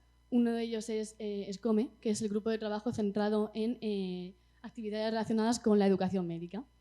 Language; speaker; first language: Spanish; native; Spanish